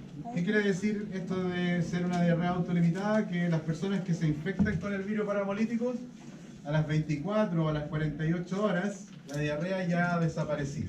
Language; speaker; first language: Spanish; native; Spanish